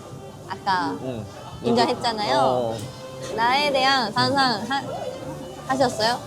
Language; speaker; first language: Korean; non-native, learner; Japanese